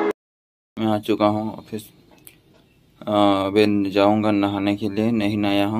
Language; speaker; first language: Hindi; non-native, local second language; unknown